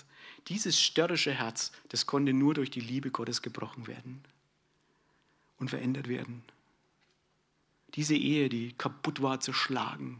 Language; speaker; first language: German; native; German